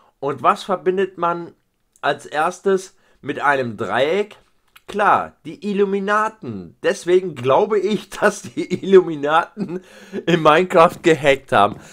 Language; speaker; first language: German; native; German